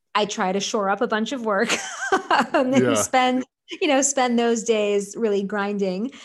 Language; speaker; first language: English; native; English